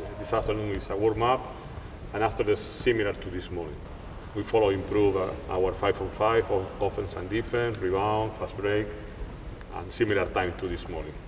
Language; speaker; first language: English; non-native, learner; Spanish